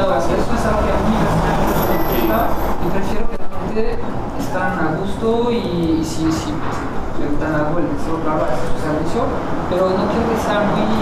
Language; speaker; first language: Spanish; non-native, fluent; French